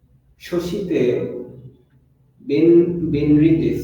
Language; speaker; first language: Japanese; non-native, learner; Bangla